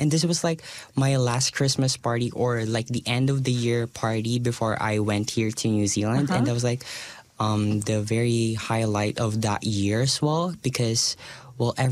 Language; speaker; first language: English; non-native, local second language; Filipino